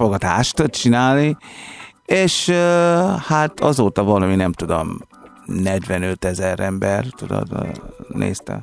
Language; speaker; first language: Hungarian; non-native, fluent; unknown